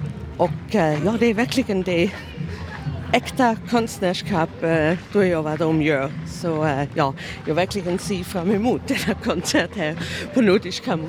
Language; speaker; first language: Swedish; non-native, learner; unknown